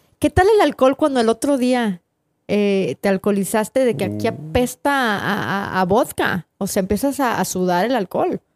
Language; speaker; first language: Spanish; native; Spanish